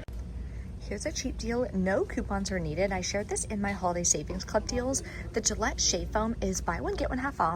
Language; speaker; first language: English; native; English